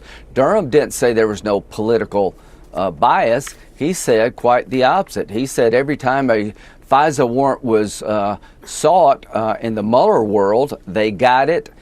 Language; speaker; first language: English; native; English